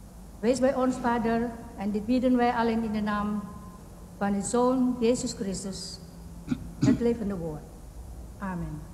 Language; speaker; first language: Dutch; non-native, fluent; Indonesian